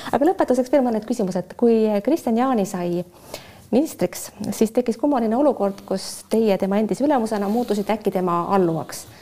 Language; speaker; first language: Estonian; native; Estonian